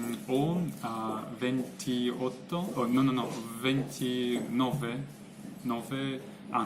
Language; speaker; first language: Italian; non-native, learner; Russian